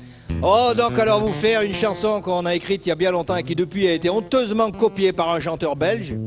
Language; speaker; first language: French; native; French